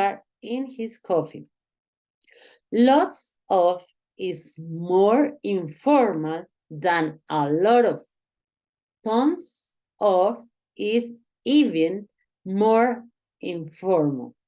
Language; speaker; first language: English; non-native, learner; Spanish